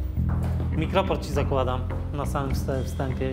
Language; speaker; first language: Polish; native; Polish